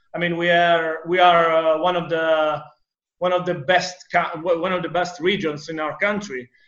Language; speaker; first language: English; non-native, fluent; Italian